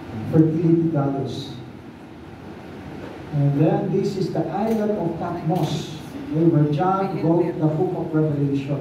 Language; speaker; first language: English; non-native, local second language; Filipino